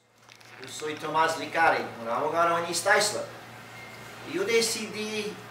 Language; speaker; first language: Spanish; non-native, learner; English